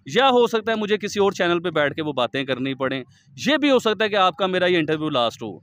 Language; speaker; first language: Urdu; native; Urdu